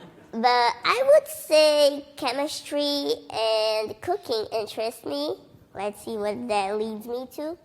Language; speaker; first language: English; early bilingual, other home language; Portuguese